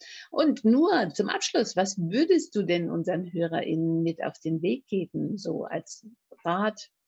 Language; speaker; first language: German; native; German